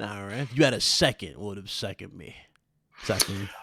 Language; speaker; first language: English; native; English